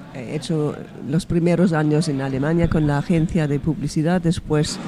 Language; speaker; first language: Spanish; non-native, fluent; German